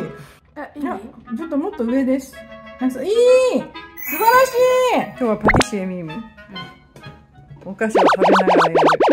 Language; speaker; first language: Japanese; native; Japanese